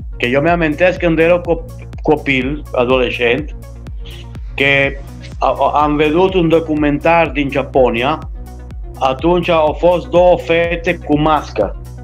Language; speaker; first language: Romanian; non-native, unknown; Italian